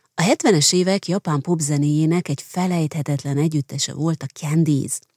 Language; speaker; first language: Hungarian; native; Hungarian